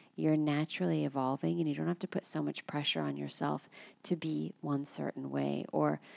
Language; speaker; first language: English; native; English